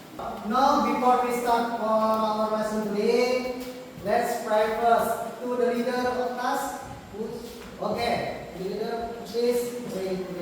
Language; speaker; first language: English; non-native, learner; Indonesian